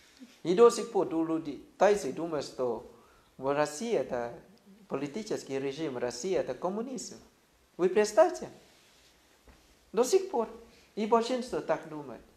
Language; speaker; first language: Russian; non-native, fluent; Thai